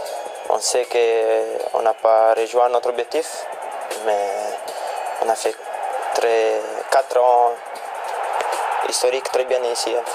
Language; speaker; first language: French; non-native, fluent; Italian